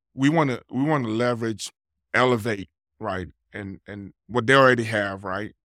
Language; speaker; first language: English; non-native, local second language; Yoruba